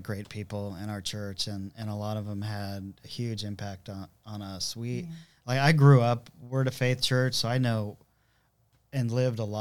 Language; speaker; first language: English; native; English